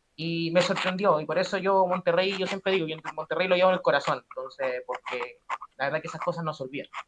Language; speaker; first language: Spanish; native; Spanish